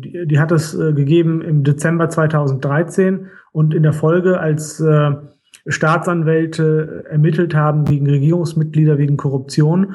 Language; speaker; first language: German; native; German